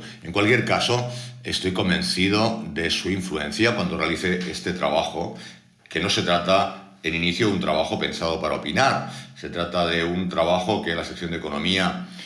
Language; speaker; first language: Spanish; native; Spanish